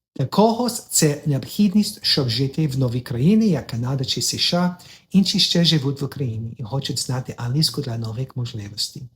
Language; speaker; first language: Ukrainian; non-native, learner; English